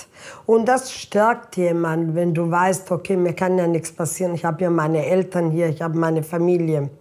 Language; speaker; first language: German; non-native, fluent; Italian